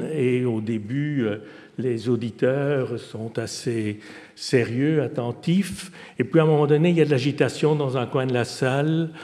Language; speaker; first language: French; native; French